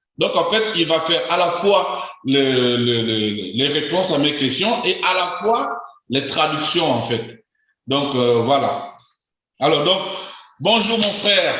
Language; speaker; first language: French; native; French